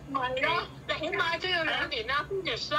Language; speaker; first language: Cantonese; native; Cantonese